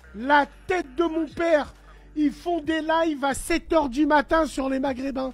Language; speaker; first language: French; native; French